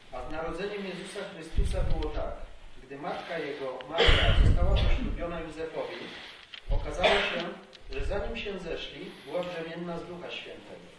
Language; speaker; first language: Polish; native; Polish